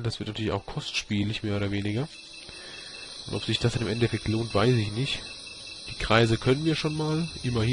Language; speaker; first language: German; native; German